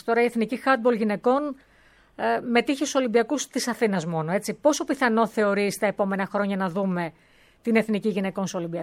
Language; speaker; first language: Greek; native; Greek